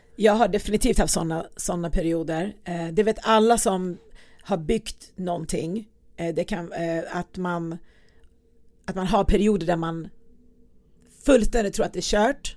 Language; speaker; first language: Swedish; early bilingual, other home language; Persian